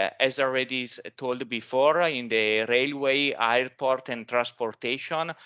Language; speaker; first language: English; non-native, fluent; Italian